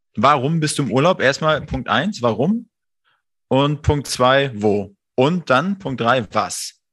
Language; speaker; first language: German; native; German